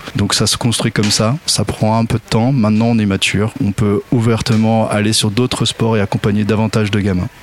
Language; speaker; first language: French; native; French